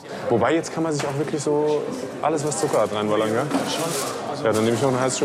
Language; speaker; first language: German; native; German